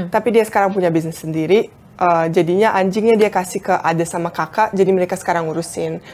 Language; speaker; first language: Indonesian; non-native, fluent; Bosnian